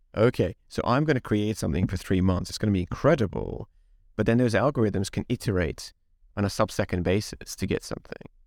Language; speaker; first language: English; non-native, fluent; Hungarian